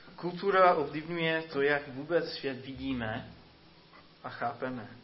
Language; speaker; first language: Czech; non-native, fluent; English